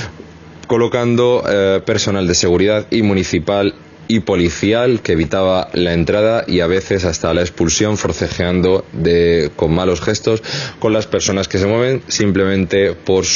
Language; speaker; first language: Spanish; native; Spanish